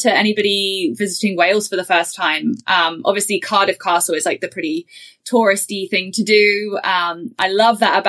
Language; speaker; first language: English; native; English